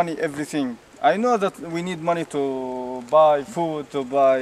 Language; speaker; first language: English; non-native, learner; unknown